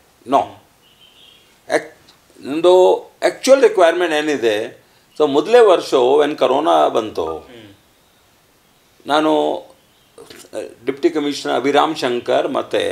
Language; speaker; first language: Kannada; non-native, learner; Hindi